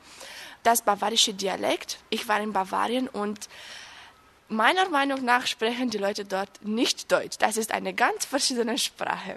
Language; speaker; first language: German; non-native, fluent; Romanian